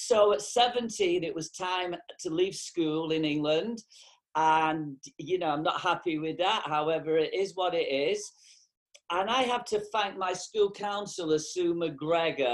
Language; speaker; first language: English; native; English